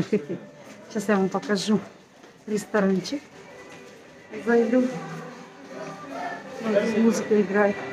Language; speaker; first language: Russian; native; Russian